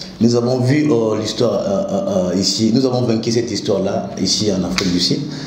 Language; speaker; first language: French; non-native, local second language; Lingala